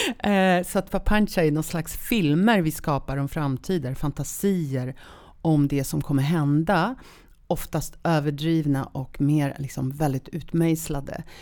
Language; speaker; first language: Swedish; early bilingual, other home language; Polish